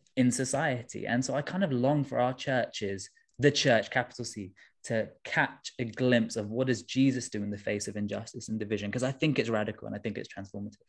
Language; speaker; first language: English; native; English